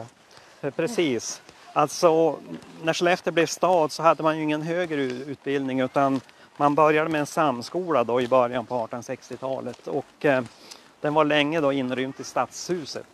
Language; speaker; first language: Swedish; native; Swedish